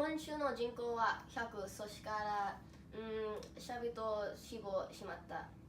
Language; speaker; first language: Japanese; non-native, learner; English